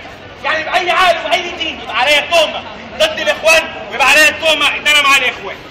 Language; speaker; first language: Arabic; native; Arabic